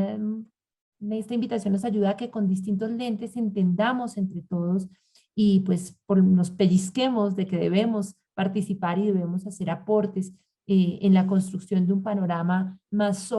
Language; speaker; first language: Spanish; native; Spanish